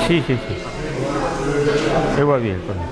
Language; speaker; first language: Italian; non-native, learner; Russian